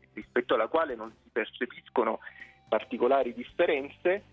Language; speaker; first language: Italian; native; Italian